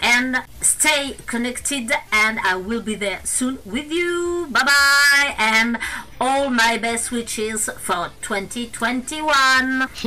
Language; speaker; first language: English; non-native, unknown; French